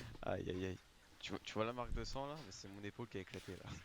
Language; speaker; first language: French; native; French